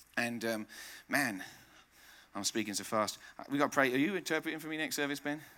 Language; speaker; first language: English; native; English